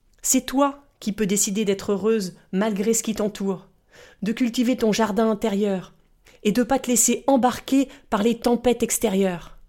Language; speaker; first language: French; native; French